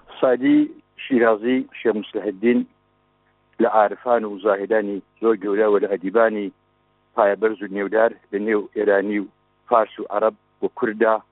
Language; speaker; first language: Central Kurdish; native; Central Kurdish